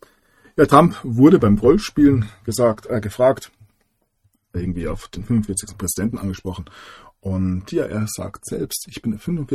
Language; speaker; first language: German; native; German